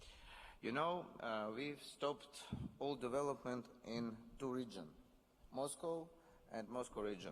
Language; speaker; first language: English; non-native, learner; Russian